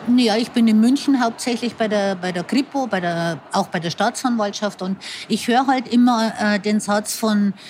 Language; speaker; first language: German; native; German